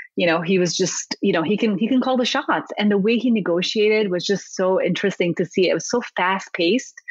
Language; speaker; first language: English; early bilingual, other home language; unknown